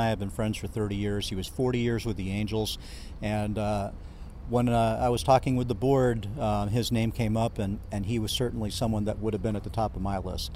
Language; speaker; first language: English; native; English